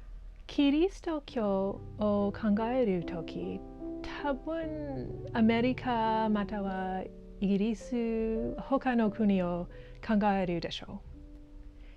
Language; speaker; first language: Japanese; non-native, learner; English